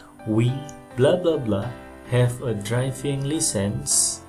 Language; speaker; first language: English; non-native, fluent; Indonesian